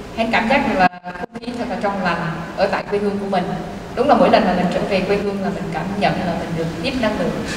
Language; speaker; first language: Vietnamese; non-native, local second language; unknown